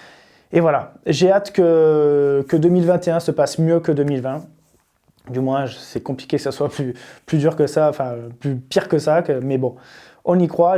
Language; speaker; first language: French; native; French